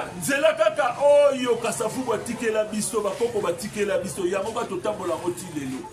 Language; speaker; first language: Lingala; non-native, local second language; Kongo